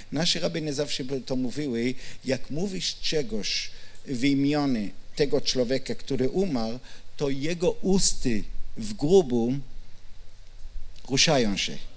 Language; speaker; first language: Polish; non-native, learner; Hebrew